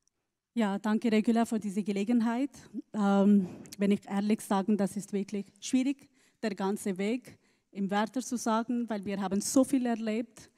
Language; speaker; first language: German; non-native, learner; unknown